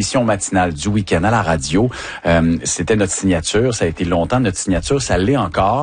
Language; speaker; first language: French; native; French